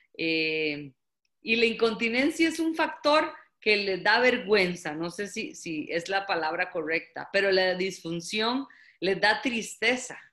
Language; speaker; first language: Spanish; native; Spanish